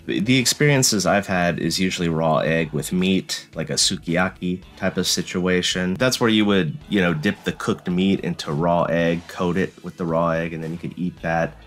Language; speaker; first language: English; native; English